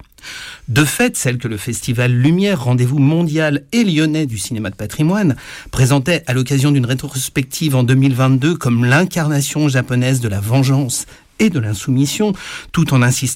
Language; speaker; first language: French; native; French